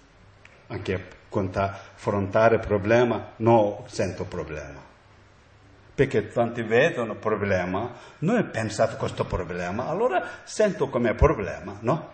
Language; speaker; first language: Italian; non-native, learner; Tibetan